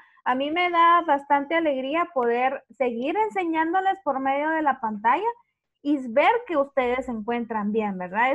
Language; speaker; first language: Spanish; native; Spanish